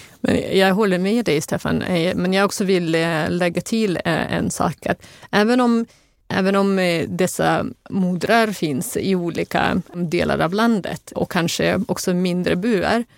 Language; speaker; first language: Swedish; non-native, fluent; Russian